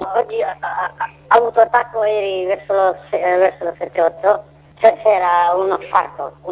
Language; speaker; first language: Italian; non-native, learner; Bangla